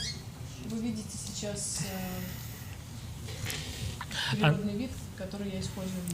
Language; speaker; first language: Russian; native; Russian